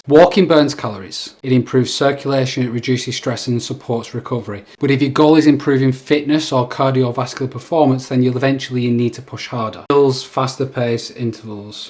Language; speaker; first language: English; native; English